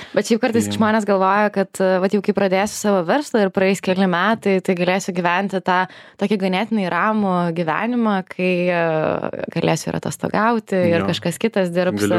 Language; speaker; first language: Lithuanian; native; Lithuanian